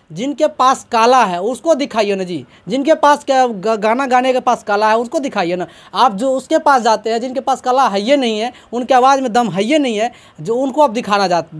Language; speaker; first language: Hindi; native; Hindi